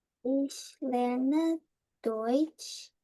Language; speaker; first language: German; non-native, learner; Indonesian